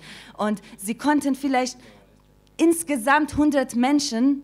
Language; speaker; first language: German; non-native, fluent; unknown